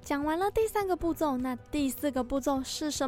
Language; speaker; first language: Chinese; native; Chinese